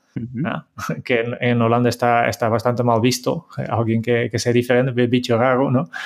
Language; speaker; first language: Spanish; non-native, fluent; Dutch